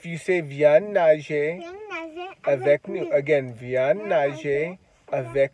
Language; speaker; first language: French; non-native, learner; English